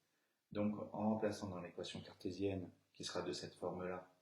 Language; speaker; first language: French; native; French